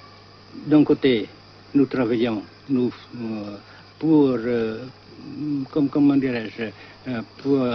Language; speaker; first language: French; non-native, local second language; Vietnamese